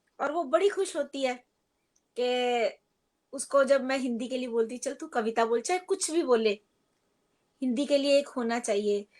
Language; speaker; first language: Hindi; native; Hindi